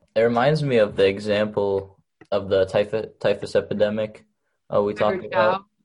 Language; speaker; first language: English; early bilingual, other home language; Arabic